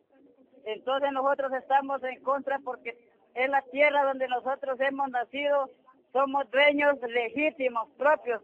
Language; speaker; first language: Spanish; native; Spanish